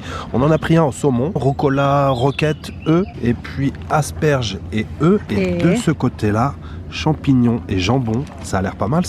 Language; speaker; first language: French; native; French